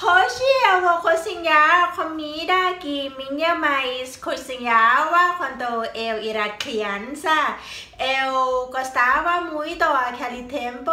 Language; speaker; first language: Portuguese; non-native, learner; Thai